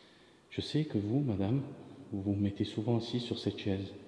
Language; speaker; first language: French; native; French